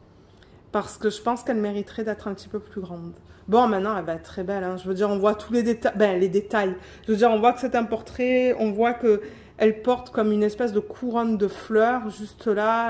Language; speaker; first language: French; native; French